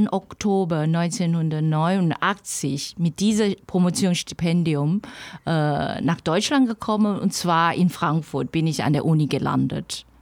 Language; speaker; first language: German; non-native, fluent; Chinese